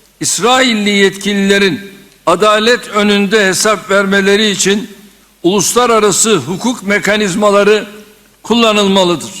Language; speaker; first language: Turkish; native; Turkish